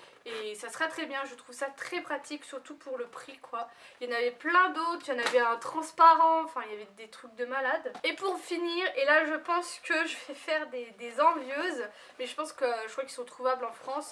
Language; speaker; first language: French; native; French